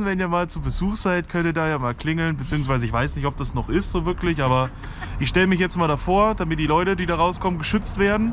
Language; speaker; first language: German; native; German